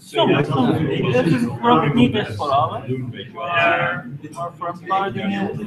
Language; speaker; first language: Dutch; non-native, fluent; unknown